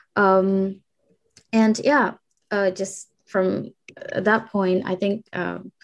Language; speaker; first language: English; non-native, fluent; Indonesian